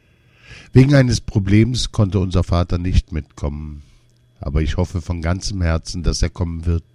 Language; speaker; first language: German; non-native, learner; Kurdish